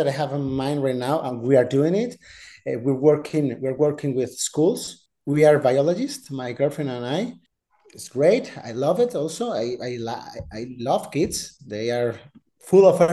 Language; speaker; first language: English; non-native, fluent; Spanish